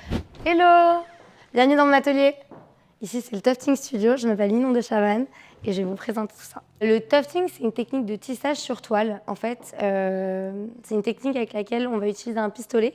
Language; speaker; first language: French; native; French